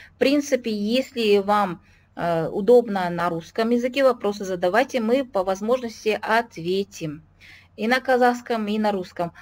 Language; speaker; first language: Russian; non-native, local second language; Kazakh